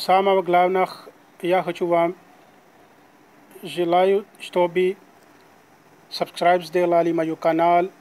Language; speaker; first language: Russian; non-native, learner; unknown